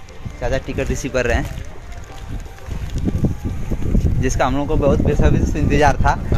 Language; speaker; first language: Hindi; native; Hindi